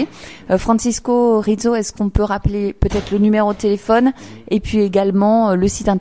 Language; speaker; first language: French; native; French